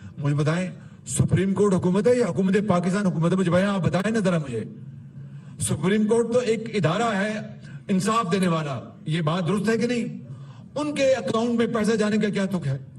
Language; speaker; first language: Urdu; non-native, local second language; Punjabi